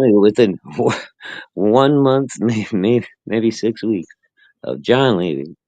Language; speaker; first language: English; native; English